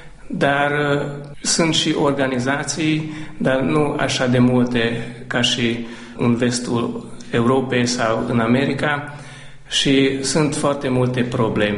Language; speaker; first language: Romanian; non-native, local second language; Hungarian